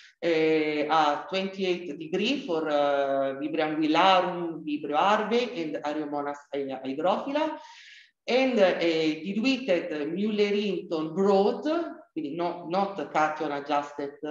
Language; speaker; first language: English; non-native, learner; Italian